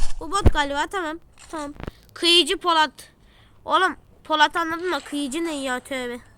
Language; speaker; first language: Turkish; native; Turkish